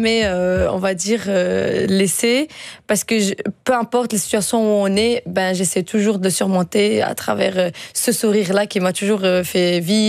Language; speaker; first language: French; non-native, fluent; Dutch